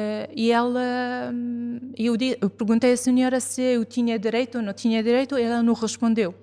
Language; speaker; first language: Portuguese; non-native, fluent; Arabic